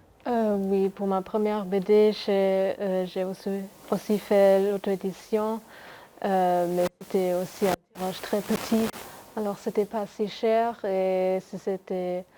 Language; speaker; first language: French; non-native, local second language; Luxembourgish